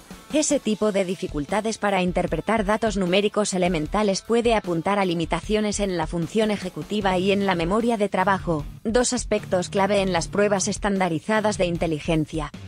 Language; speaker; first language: Spanish; native; Spanish